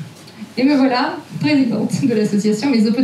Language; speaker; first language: French; native; French